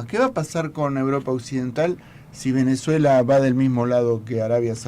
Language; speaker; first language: Spanish; native; Spanish